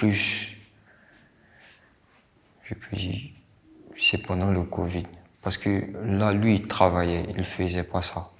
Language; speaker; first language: French; non-native, local second language; Bambara